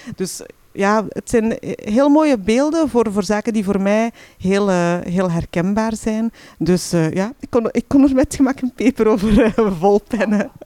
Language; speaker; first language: Dutch; early bilingual, other home language; Arabic